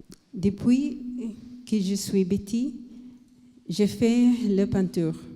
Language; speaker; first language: French; non-native, learner; Arabic